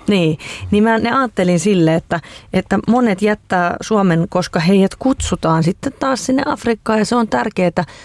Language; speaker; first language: Finnish; native; Finnish